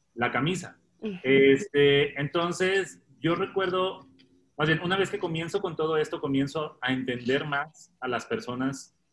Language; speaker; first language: Spanish; native; Spanish